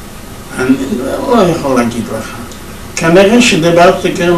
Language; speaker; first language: Hebrew; non-native, fluent; Yiddish